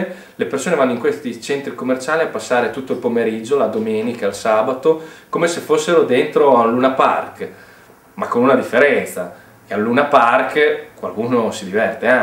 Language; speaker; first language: Italian; native; Italian